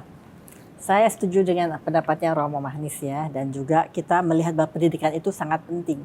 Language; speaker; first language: Indonesian; native; Indonesian